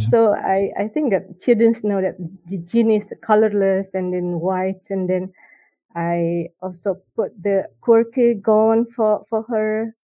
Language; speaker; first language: English; non-native, learner; Indonesian